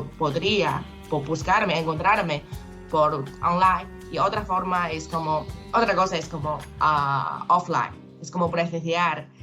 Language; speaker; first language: Spanish; non-native, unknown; Chinese